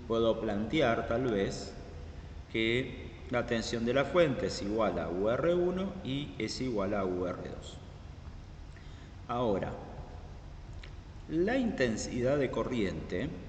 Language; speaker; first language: Spanish; native; Spanish